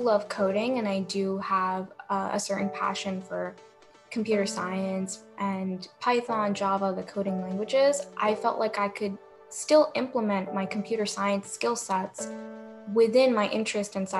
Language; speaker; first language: English; native; English